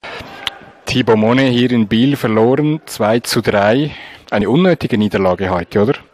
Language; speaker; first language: German; native; German